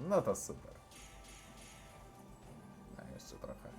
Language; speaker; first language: Polish; non-native, learner; Russian